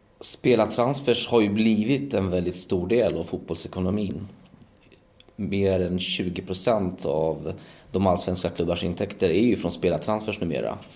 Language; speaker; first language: Swedish; native; Swedish